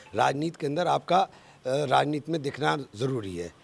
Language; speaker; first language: Hindi; native; Hindi